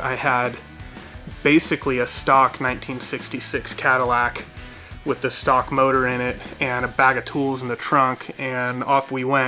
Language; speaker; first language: English; native; English